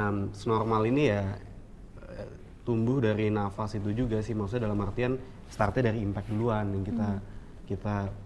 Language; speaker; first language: Indonesian; native; Indonesian